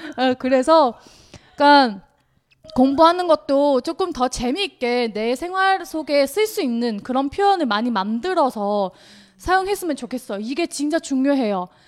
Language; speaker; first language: Korean; non-native, fluent; Chinese